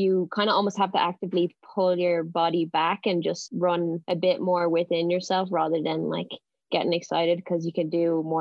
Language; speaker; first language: English; native; English